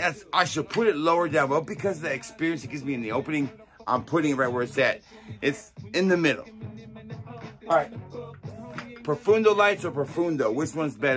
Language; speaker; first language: English; native; English